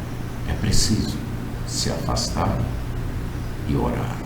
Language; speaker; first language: Portuguese; native; Portuguese